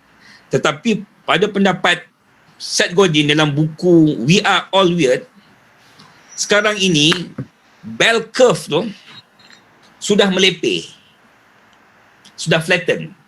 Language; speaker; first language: Malay; native; Malay